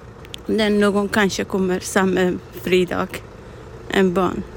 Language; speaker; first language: Swedish; non-native, learner; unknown